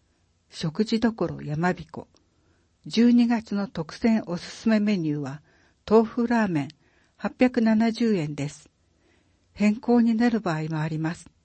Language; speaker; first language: Japanese; native; Japanese